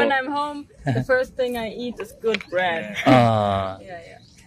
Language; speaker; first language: English; non-native, fluent; German